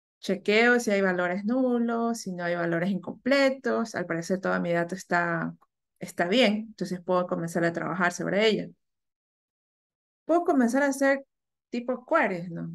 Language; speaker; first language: Spanish; native; Spanish